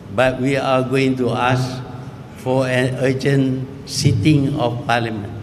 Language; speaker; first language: English; non-native, local second language; Malay